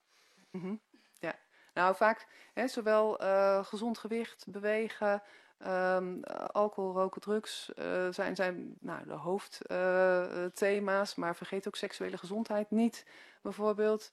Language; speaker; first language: Dutch; native; Dutch